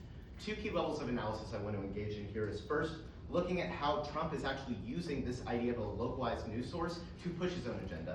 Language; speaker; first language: English; native; English